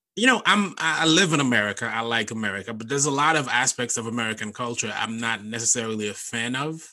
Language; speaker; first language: English; non-native, fluent; Haitian Creole